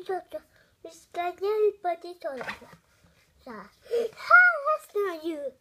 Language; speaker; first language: Swedish; early bilingual, other home language; Russian